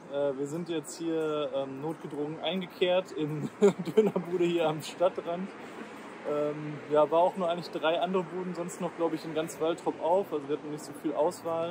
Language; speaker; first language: German; native; German